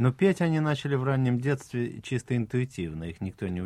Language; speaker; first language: Russian; native; Russian